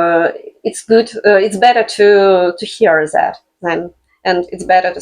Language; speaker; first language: English; non-native, fluent; Russian